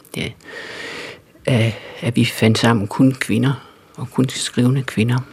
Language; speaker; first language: Danish; native; Danish